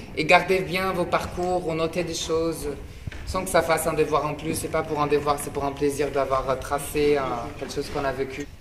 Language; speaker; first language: French; non-native, fluent; Portuguese